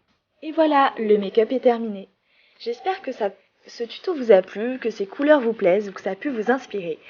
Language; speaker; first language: French; native; French